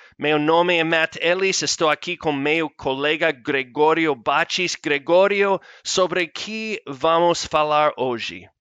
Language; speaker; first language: Portuguese; non-native, fluent; English